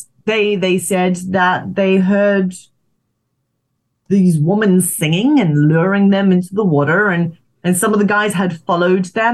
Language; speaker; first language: English; native; English